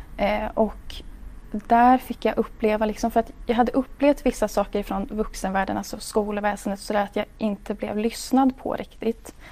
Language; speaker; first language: Swedish; native; Swedish